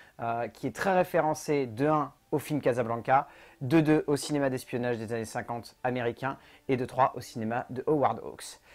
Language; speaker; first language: French; native; French